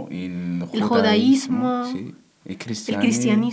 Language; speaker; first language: Spanish; non-native, learner; Berber languages